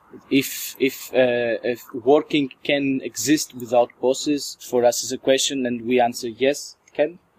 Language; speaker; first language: English; non-native, fluent; Greek